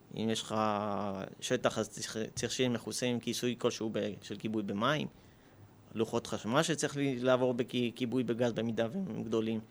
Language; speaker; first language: Hebrew; early bilingual, other home language; Russian